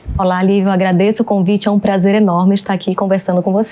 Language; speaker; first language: Portuguese; native; Portuguese